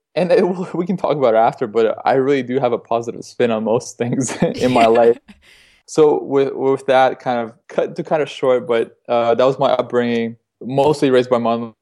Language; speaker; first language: English; early bilingual, other home language; Russian